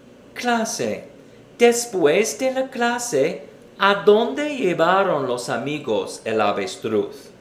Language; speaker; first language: Spanish; non-native, fluent; English